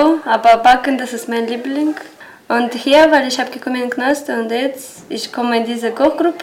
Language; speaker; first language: German; non-native, learner; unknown